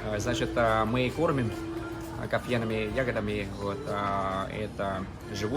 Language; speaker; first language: Russian; non-native, learner; Vietnamese